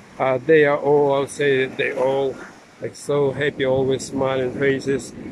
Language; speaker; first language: English; non-native, fluent; Russian